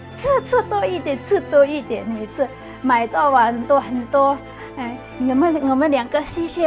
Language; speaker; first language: Chinese; non-native, fluent; Burmese